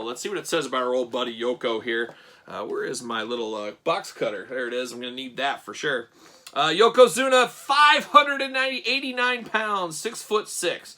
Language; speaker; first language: English; native; English